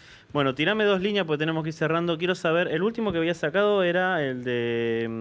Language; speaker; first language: Spanish; native; Spanish